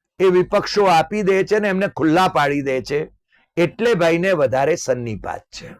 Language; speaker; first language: Gujarati; native; Gujarati